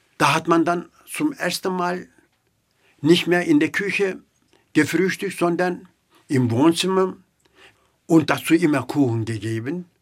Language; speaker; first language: German; non-native, fluent; Turkish